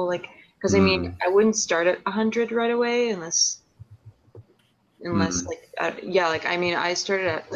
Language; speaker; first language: English; native; English